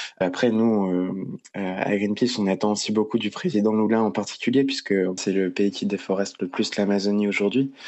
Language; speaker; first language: French; native; French